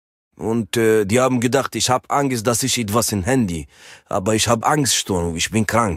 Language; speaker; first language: German; non-native, learner; French